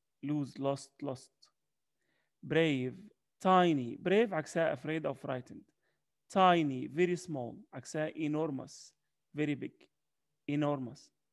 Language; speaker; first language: English; non-native, fluent; Arabic